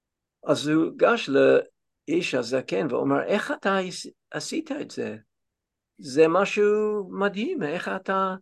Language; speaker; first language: Hebrew; non-native, fluent; English